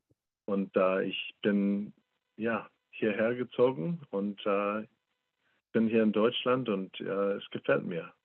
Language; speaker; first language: German; non-native, fluent; English